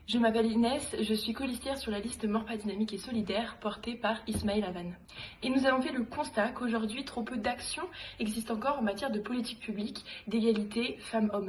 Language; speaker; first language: French; native; French